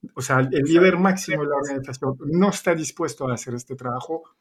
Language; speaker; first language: Spanish; non-native, fluent; French